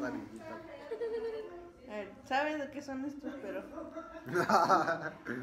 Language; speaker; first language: Spanish; early bilingual, other home language; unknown